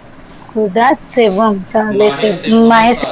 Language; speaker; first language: Persian; non-native, learner; Urdu